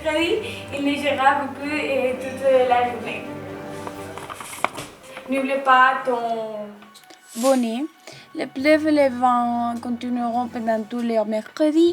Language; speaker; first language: French; non-native, learner; Spanish